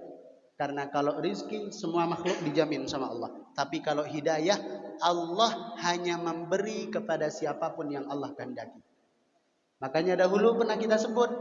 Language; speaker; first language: Indonesian; native; Indonesian